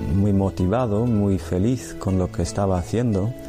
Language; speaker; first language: Spanish; non-native, fluent; English